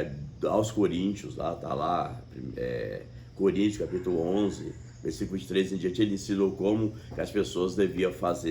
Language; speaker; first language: Portuguese; native; Portuguese